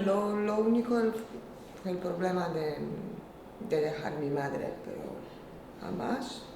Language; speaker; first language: Spanish; non-native, fluent; Polish